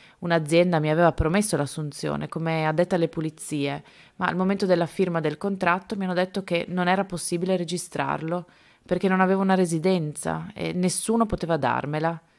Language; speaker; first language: Italian; non-native, fluent; Spanish